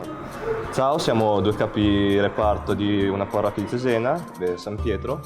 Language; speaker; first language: Italian; native; Italian